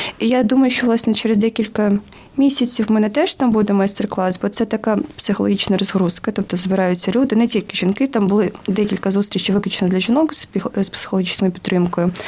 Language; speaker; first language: Ukrainian; native; Ukrainian